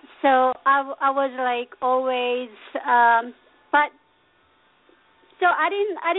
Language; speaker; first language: English; non-native, learner; Korean